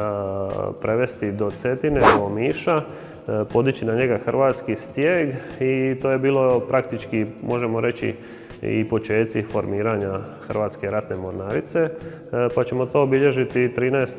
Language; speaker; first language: Croatian; native; Croatian